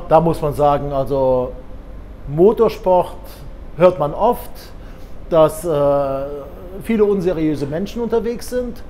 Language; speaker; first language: German; native; German